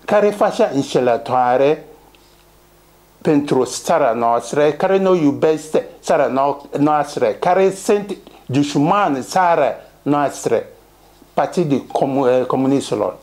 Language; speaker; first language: Romanian; non-native, learner; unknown